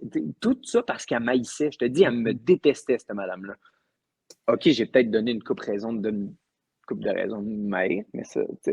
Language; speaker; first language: French; native; French